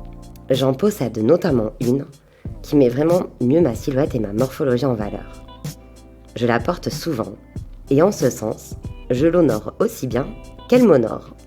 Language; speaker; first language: French; native; French